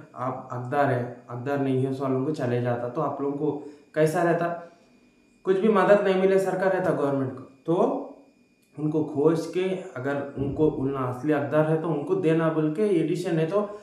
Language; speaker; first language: Hindi; non-native, local second language; Telugu